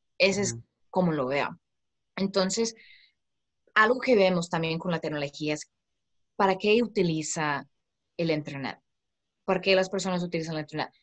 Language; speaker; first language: Spanish; non-native, fluent; English